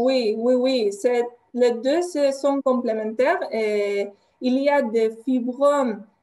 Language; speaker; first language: French; non-native, fluent; Spanish